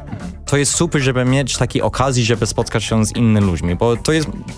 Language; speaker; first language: Polish; non-native, learner; English